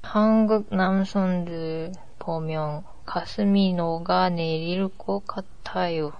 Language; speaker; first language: Korean; non-native, learner; Japanese